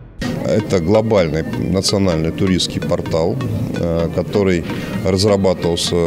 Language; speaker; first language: Russian; native; Russian